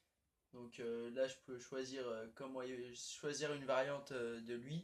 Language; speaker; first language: French; native; French